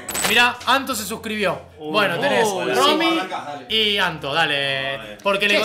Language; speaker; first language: Spanish; native; Spanish